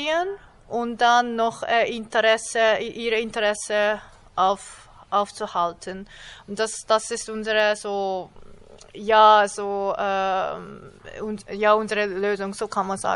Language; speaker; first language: German; non-native, fluent; Japanese